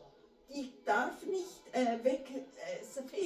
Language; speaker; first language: German; non-native, fluent; Portuguese